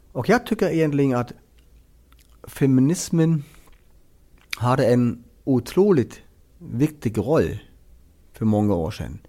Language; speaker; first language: Swedish; non-native, fluent; German